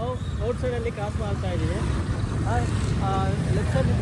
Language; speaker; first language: Kannada; non-native, learner; Telugu